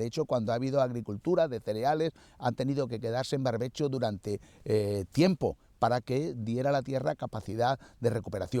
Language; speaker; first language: Spanish; native; Spanish